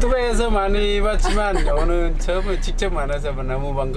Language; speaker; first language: Korean; non-native, learner; Vietnamese